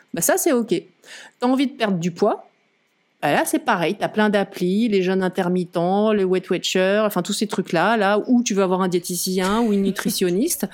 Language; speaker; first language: French; native; French